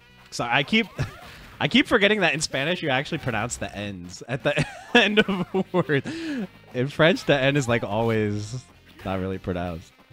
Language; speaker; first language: English; native; English